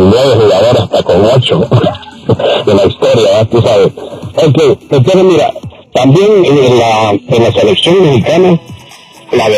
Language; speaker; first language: Spanish; native; Spanish